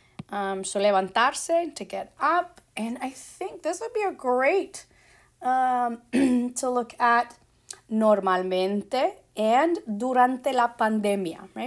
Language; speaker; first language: English; native; English